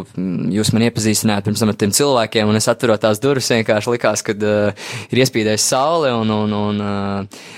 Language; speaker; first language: Latvian; native; Latvian